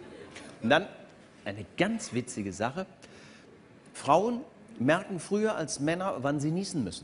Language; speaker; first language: German; native; German